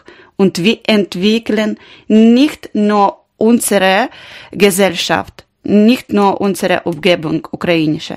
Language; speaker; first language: German; non-native, learner; Ukrainian